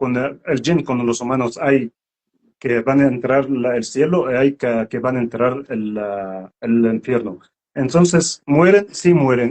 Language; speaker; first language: Spanish; non-native, learner; Arabic